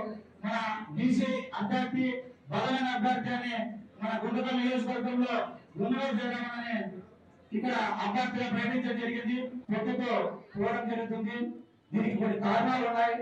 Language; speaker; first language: Telugu; native; Telugu